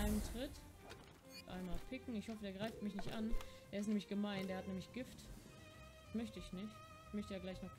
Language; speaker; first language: German; native; German